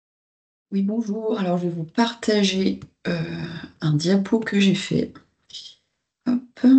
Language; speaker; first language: French; native; French